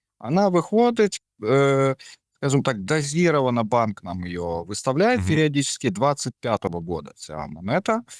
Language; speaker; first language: Ukrainian; non-native, local second language; Russian